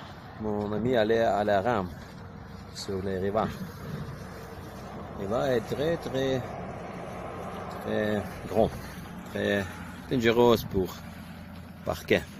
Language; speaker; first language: French; non-native, learner; Ukrainian